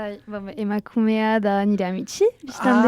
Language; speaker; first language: Basque; non-native, local second language; French